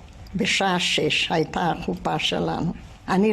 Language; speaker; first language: Hebrew; non-native, fluent; Hungarian